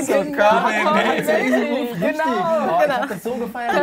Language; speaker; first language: German; native; German